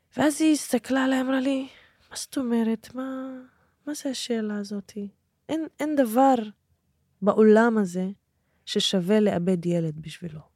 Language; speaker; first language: Hebrew; non-native, local second language; Arabic